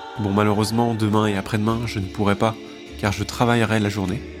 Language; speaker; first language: French; native; French